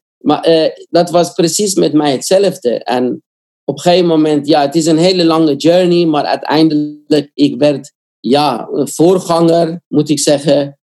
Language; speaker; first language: Dutch; non-native, fluent; Korean